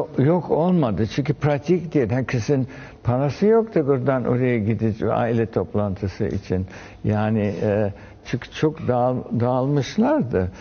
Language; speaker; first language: Turkish; early bilingual, heritage; French